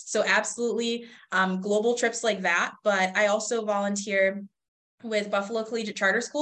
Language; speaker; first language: English; native; English